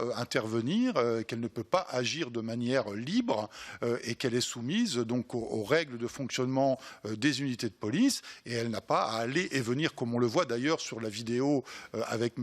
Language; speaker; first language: French; native; French